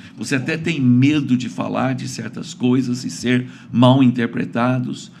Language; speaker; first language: Portuguese; early bilingual, other home language; English